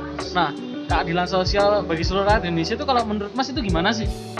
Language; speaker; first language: Indonesian; native; Indonesian